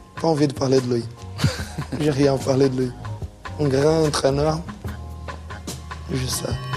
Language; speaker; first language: French; non-native, fluent; Portuguese